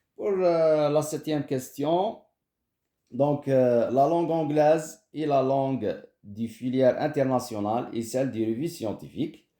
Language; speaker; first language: French; non-native, local second language; Arabic